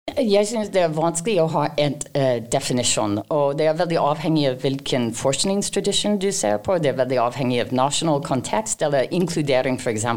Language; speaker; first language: Norwegian; non-native, fluent; English